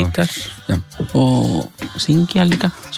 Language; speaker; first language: Icelandic; non-native, learner; Spanish